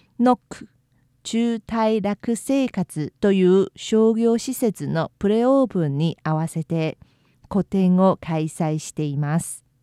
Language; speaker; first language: Japanese; non-native, fluent; Chinese